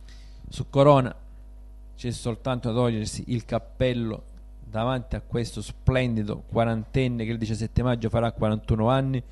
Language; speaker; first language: Italian; native; Italian